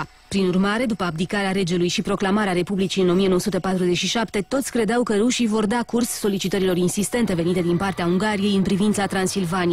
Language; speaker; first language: Romanian; native; Romanian